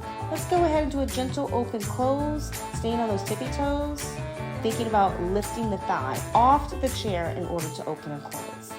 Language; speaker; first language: English; native; English